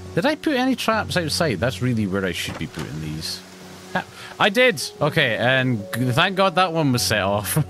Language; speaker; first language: English; native; English